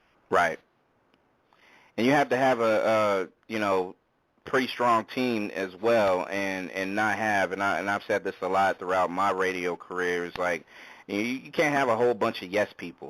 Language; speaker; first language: English; native; English